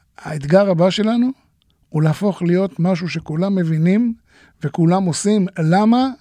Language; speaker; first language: Hebrew; native; Hebrew